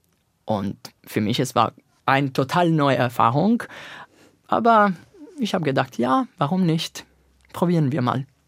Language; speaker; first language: German; non-native, learner; Italian